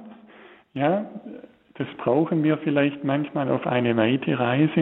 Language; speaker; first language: German; native; German